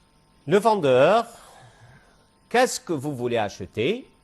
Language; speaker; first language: French; non-native, fluent; Arabic